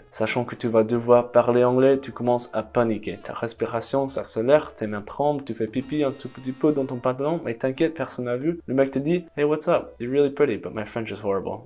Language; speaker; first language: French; non-native, fluent; English